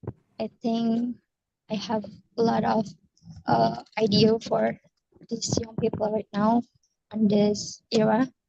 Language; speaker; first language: English; non-native, learner; Indonesian